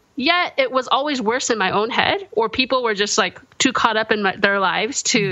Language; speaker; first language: English; early bilingual, other home language; Korean